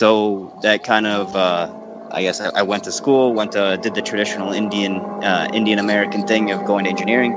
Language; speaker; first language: English; native; English